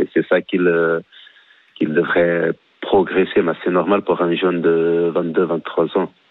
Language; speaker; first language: French; non-native, fluent; Portuguese